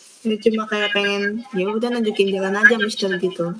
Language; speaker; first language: Indonesian; native; Indonesian